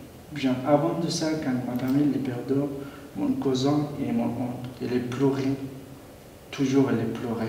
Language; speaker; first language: French; non-native, learner; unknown